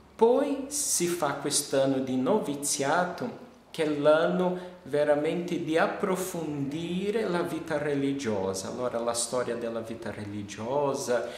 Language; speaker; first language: Italian; non-native, fluent; Portuguese